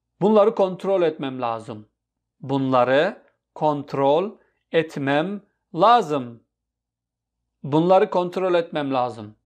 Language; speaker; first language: Turkish; non-native, fluent; Urdu